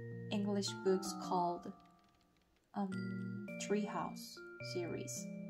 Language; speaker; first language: English; non-native, learner; Korean